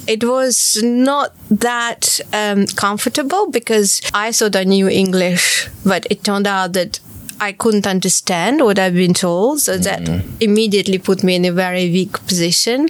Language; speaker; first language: English; non-native, fluent; Ukrainian